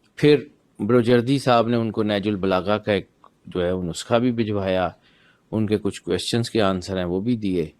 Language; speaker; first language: Urdu; non-native, local second language; Punjabi